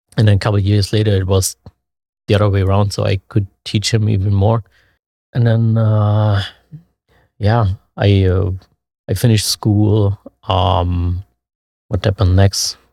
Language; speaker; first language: English; non-native, fluent; German